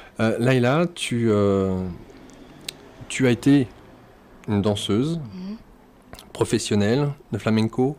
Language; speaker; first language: French; native; French